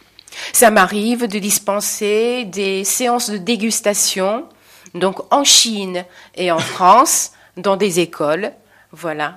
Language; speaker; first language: French; non-native, fluent; Chinese